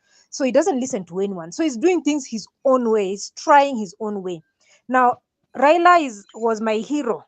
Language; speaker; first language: English; non-native, local second language; Swahili